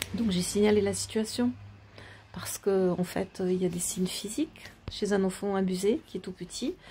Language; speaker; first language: French; native; French